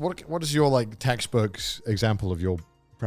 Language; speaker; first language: English; native; English